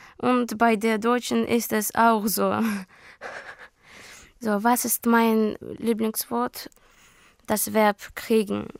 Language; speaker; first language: German; non-native, learner; Azerbaijani